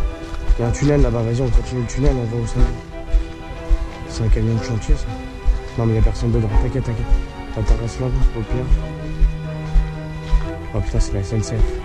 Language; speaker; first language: French; native; French